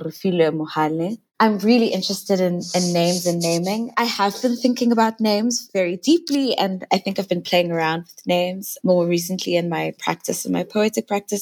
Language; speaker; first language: English; non-native, local second language; Southern Sotho